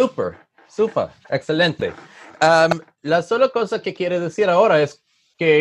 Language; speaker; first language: Spanish; non-native, learner; English